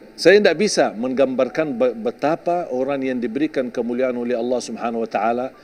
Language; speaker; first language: Indonesian; non-native, fluent; Arabic